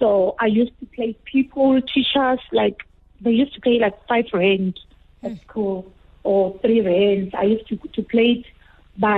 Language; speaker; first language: English; non-native, local second language; Venda